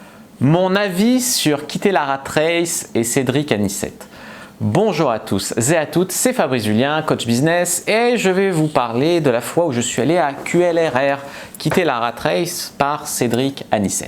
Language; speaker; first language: French; native; French